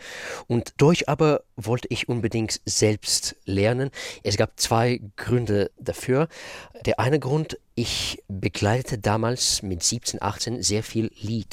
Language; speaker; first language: German; non-native, fluent; Russian